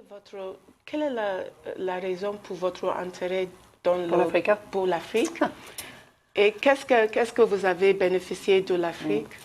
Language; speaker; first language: French; non-native, learner; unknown